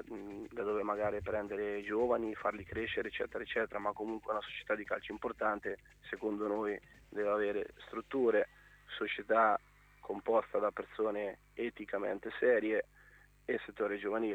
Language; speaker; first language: Italian; native; Italian